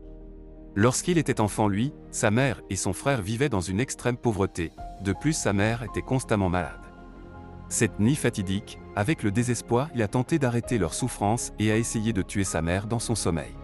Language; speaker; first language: French; native; French